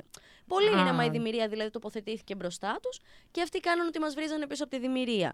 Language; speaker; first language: Greek; native; Greek